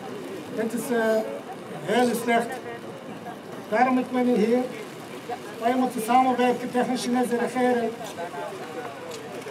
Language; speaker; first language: Dutch; non-native, learner; Mongolian